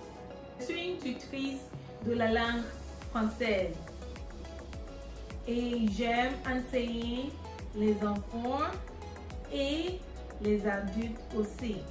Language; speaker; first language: French; non-native, fluent; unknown